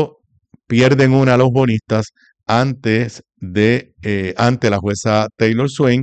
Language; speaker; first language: Spanish; native; Spanish